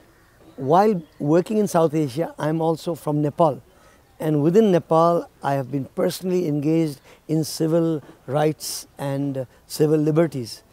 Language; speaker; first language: English; non-native, local second language; Nepali